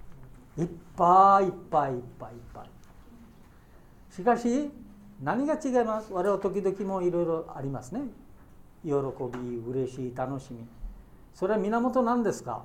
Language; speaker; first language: Japanese; non-native, learner; Bangla